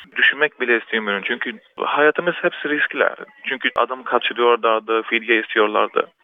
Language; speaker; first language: Turkish; early bilingual, heritage; Turkish